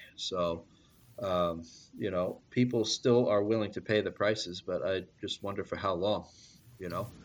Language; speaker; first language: English; native; English